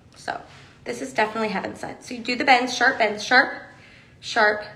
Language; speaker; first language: English; native; English